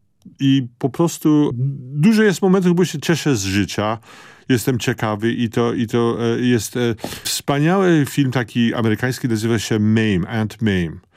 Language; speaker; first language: Polish; early bilingual, other home language; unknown